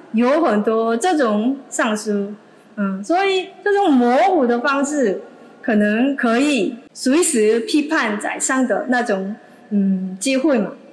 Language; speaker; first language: Chinese; non-native, fluent; Korean